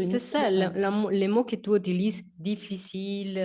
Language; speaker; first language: French; non-native, learner; Spanish